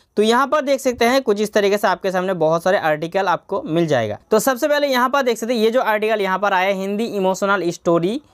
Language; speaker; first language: Hindi; non-native, local second language; Bangla